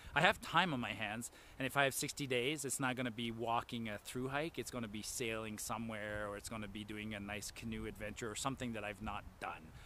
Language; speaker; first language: English; non-native, local second language; French